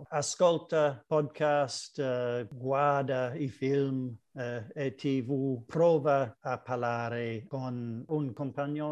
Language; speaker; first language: Italian; non-native, learner; English